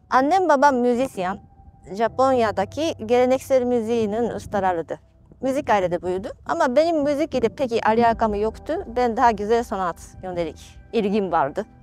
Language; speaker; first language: Turkish; non-native, fluent; Japanese